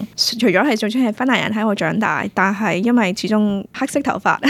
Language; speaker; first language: Cantonese; early bilingual, heritage; Cantonese